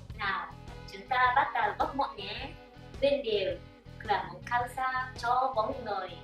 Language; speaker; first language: Vietnamese; non-native, learner; Japanese